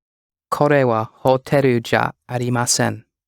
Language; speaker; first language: Japanese; non-native, learner; English